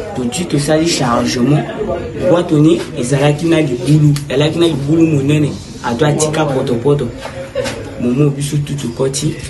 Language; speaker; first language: Lingala; native; Lingala